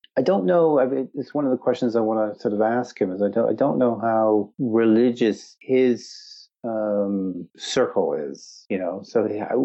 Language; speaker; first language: English; native; English